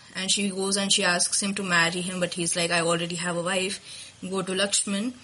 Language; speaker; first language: English; non-native, local second language; Telugu